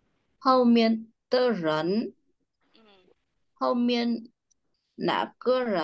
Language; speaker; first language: Chinese; non-native, learner; Vietnamese